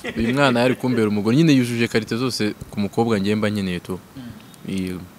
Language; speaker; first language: Kinyarwanda; native; Kinyarwanda